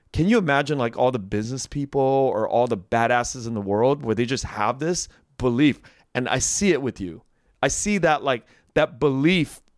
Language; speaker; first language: English; native; English